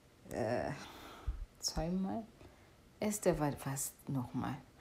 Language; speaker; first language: German; non-native, learner; North Ndebele